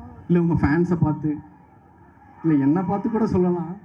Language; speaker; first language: Tamil; native; Tamil